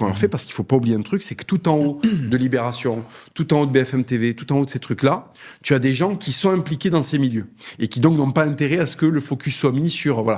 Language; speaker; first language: French; native; French